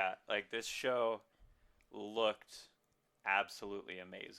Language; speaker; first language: English; native; English